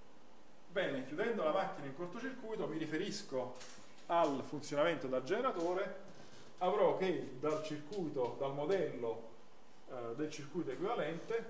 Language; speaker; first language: Italian; native; Italian